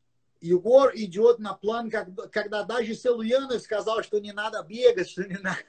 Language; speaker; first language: Russian; non-native, learner; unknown